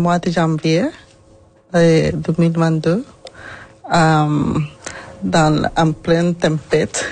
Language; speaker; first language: French; non-native, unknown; Spanish